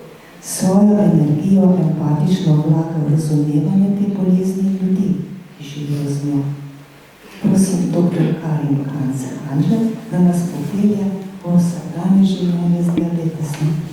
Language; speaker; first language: Slovenian; native; Slovenian